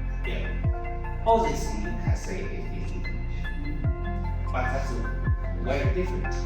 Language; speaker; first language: English; non-native, learner; Chinese